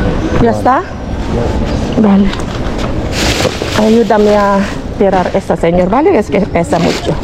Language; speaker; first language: Spanish; non-native, fluent; Filipino